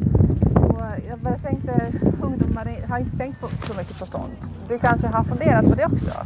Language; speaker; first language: Swedish; non-native, fluent; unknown